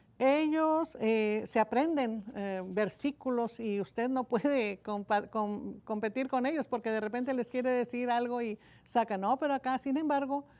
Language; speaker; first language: Spanish; native; Spanish